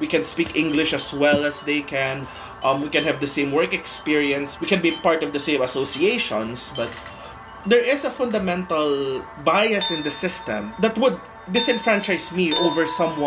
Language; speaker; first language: English; non-native, local second language; Bikol